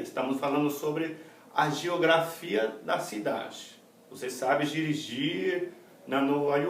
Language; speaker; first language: Portuguese; non-native, fluent; English